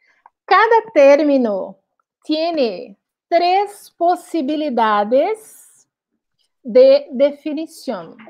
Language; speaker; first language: Spanish; non-native, learner; Portuguese